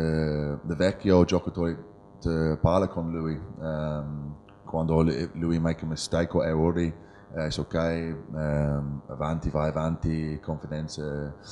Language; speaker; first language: Italian; non-native, learner; English